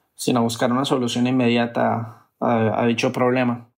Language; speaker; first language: Spanish; native; Spanish